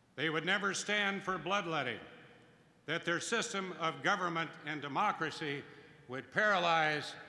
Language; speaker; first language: English; native; English